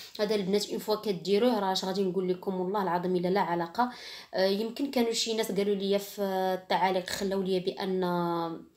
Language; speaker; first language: Arabic; native; Arabic